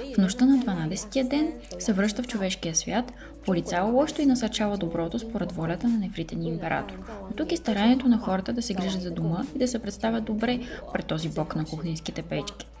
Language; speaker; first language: Bulgarian; non-native, fluent; Chinese